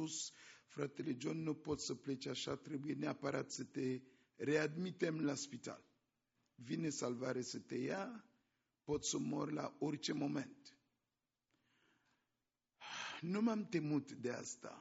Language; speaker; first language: Romanian; non-native, fluent; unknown